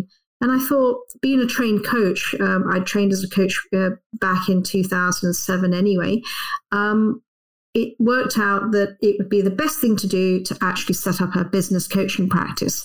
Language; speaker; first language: English; native; English